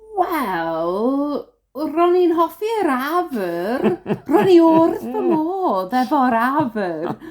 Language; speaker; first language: Welsh; non-native, learner; English